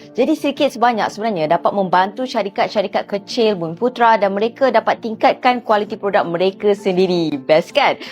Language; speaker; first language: Malay; native; Malay